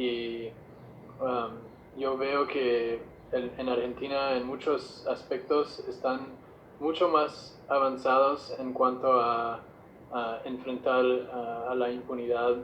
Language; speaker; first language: Spanish; non-native, fluent; English